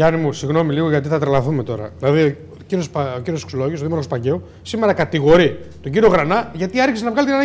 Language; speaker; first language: Greek; native; Greek